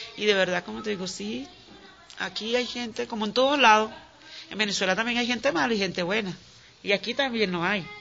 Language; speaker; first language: Spanish; native; Spanish